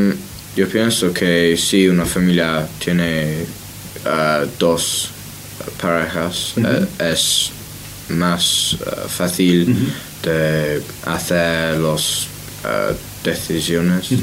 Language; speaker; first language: Spanish; non-native, learner; English